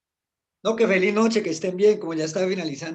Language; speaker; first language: Spanish; native; Spanish